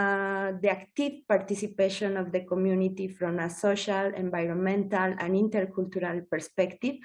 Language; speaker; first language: English; non-native, learner; Spanish